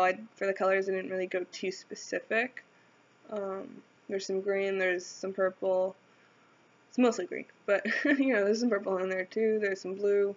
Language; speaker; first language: English; native; English